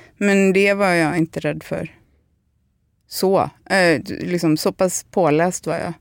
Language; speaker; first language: Swedish; native; Swedish